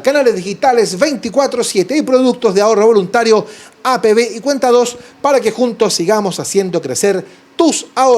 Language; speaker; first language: Spanish; native; Spanish